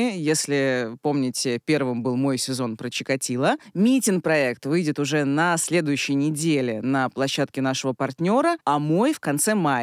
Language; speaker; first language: Russian; native; Russian